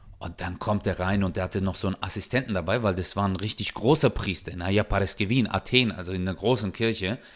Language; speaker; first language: German; early bilingual, other home language; Turkish